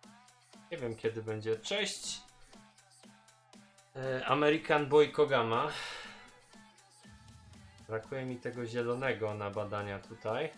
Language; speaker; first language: Polish; native; Polish